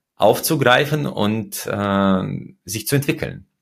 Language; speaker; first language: German; early bilingual, other home language; Russian